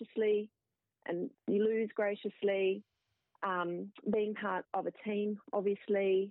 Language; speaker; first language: English; native; English